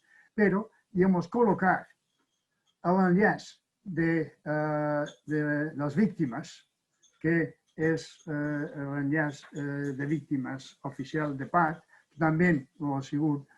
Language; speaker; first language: Catalan; non-native, fluent; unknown